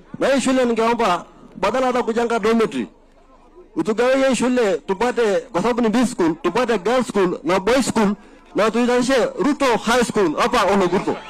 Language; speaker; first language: Swahili; non-native, local second language; Masai